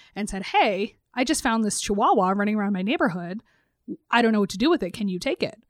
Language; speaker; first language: English; native; English